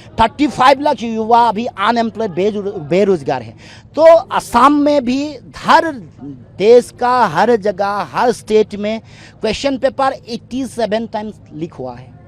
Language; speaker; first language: Hindi; non-native, local second language; Assamese